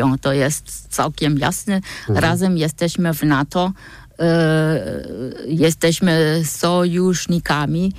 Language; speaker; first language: Polish; non-native, fluent; German